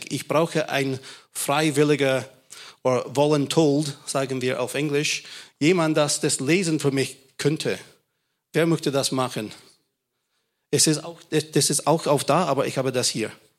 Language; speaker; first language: German; non-native, fluent; English